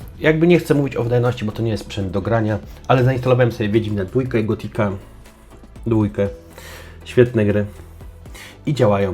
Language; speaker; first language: Polish; native; Polish